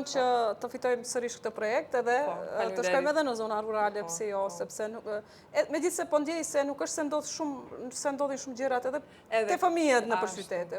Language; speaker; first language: Albanian; native; Albanian